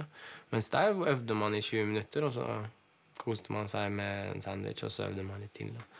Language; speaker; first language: Norwegian; early bilingual, other home language; Russian